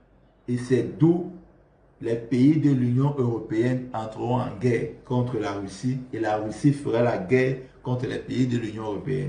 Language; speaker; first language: French; non-native, local second language; Malagasy